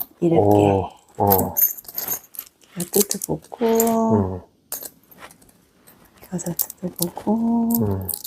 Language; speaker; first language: Korean; non-native, learner; Vietnamese